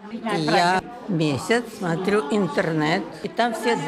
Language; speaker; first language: Czech; non-native, learner; Russian